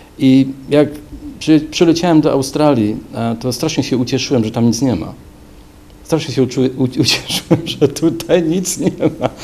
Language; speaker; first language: Polish; native; Polish